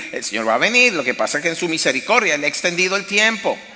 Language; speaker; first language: Spanish; native; Spanish